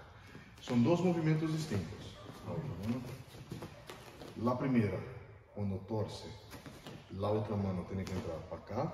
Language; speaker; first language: French; non-native, learner; Spanish